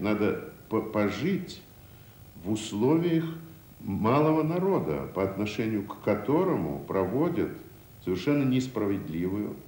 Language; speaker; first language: Russian; native; Russian